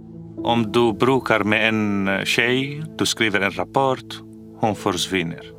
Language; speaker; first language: Swedish; non-native, fluent; Arabic